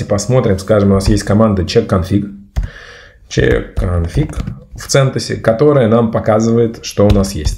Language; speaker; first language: Russian; native; Russian